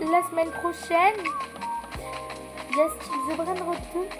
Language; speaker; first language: French; native; French